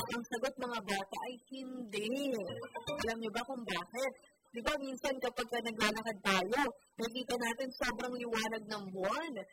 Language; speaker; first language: Filipino; native; Filipino